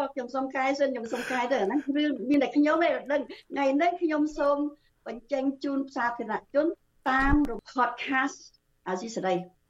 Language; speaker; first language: Khmer; native; Khmer